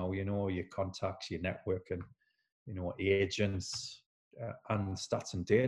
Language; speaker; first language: English; native; English